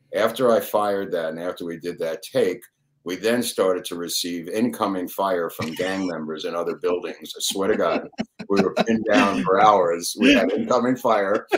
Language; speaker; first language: English; native; English